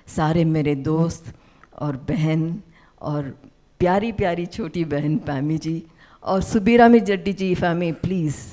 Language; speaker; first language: Hindi; native; Hindi